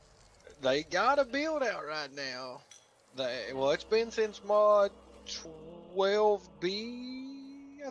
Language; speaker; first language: English; native; English